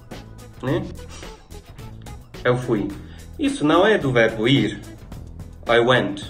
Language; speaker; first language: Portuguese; non-native, fluent; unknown